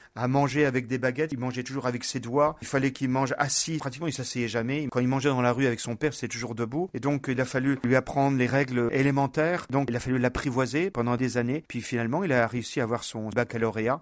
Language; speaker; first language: French; native; French